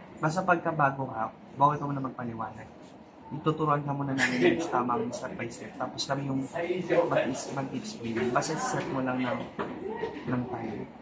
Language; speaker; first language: Filipino; native; Filipino